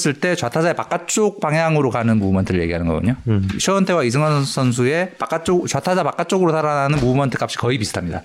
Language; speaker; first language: Korean; native; Korean